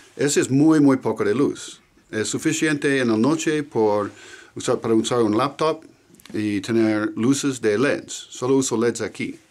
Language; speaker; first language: Spanish; non-native, learner; English